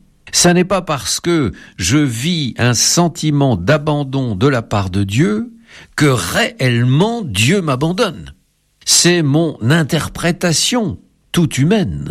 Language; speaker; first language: French; native; French